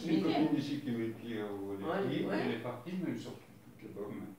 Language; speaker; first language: French; native; French